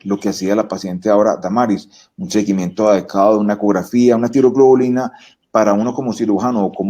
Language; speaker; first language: Spanish; native; Spanish